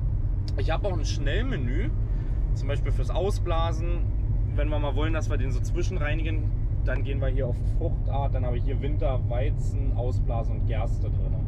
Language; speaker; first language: German; native; German